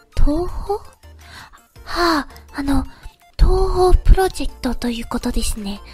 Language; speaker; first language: Japanese; non-native, learner; English